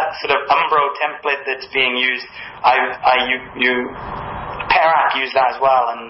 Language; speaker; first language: English; native; English